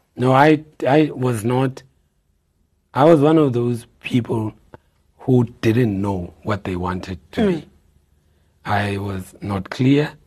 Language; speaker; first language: English; non-native, local second language; Xhosa